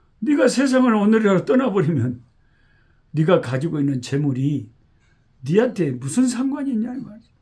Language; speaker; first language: Korean; native; Korean